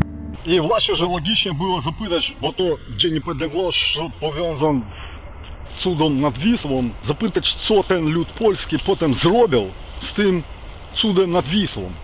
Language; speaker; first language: Polish; non-native, learner; Ukrainian